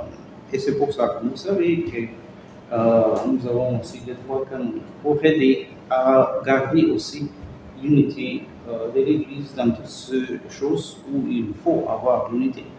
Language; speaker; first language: French; non-native, fluent; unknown